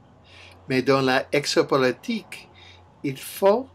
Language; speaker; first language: French; non-native, learner; English